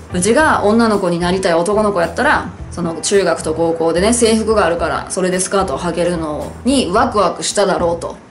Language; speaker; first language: Japanese; native; Japanese